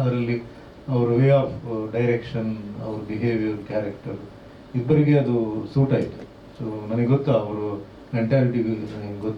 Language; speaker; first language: Kannada; non-native, local second language; Tulu